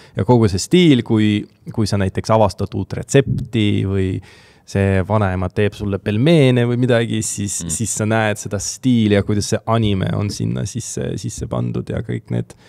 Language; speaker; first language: Estonian; non-native, local second language; Russian